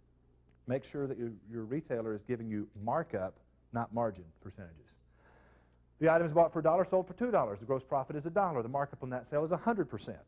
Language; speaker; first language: English; native; English